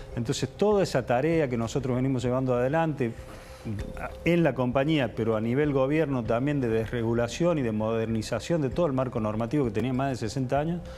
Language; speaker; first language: Spanish; native; Spanish